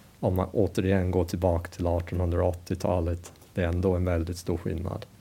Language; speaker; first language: Swedish; non-native, fluent; English